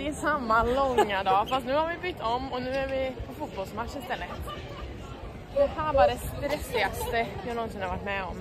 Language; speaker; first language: Swedish; native; Swedish